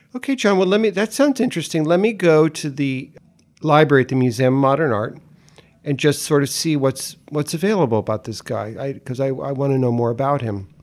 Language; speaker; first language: English; native; English